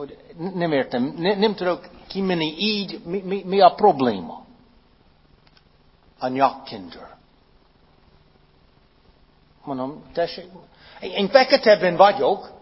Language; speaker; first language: Hungarian; non-native, fluent; English